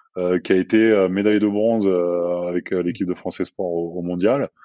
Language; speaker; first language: French; native; French